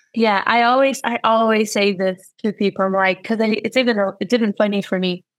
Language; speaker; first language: English; non-native, fluent; Portuguese